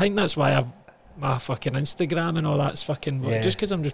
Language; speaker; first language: English; native; English